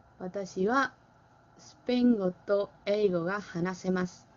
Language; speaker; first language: Japanese; non-native, learner; Spanish